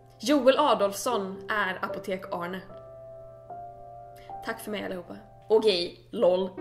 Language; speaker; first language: Swedish; native; Swedish